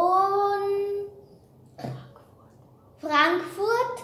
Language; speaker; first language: German; early bilingual, other home language; English